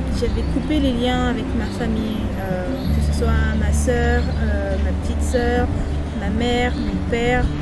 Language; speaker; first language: French; early bilingual, other home language; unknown